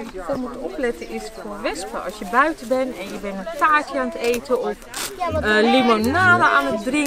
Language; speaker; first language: Dutch; native; Dutch